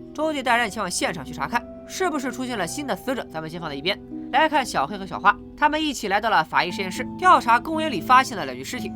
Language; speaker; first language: Chinese; native; Chinese